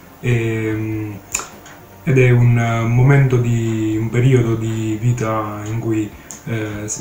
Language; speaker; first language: Italian; native; Italian